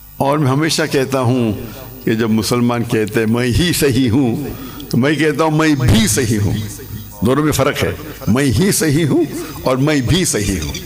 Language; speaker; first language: Urdu; non-native, local second language; English